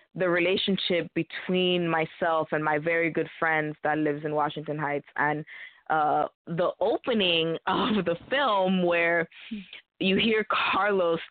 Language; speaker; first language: English; early bilingual, other home language; Spanish